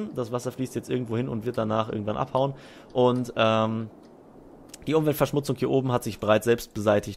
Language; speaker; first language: German; native; German